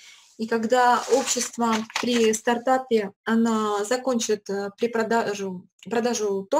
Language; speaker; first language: Russian; native; Russian